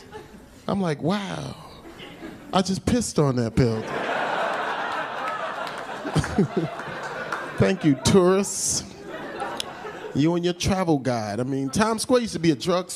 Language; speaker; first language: English; native; English